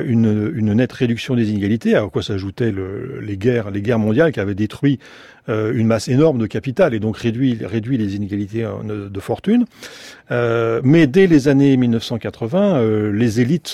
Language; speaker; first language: French; native; French